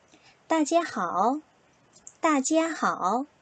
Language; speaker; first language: Chinese; non-native, fluent; Korean